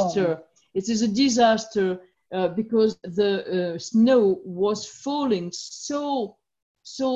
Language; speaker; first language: English; non-native, fluent; French